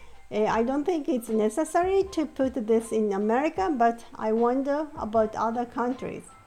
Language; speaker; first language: English; non-native, fluent; Japanese